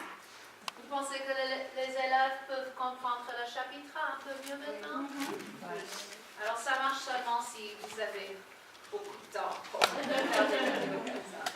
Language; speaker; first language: French; non-native, fluent; English